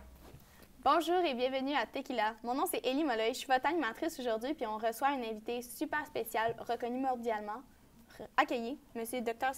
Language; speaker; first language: French; native; French